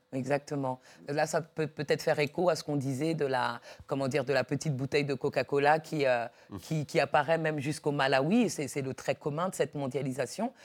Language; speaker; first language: French; early bilingual, other home language; Dyula